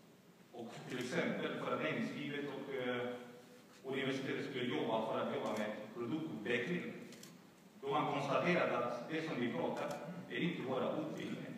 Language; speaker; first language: Swedish; non-native, fluent; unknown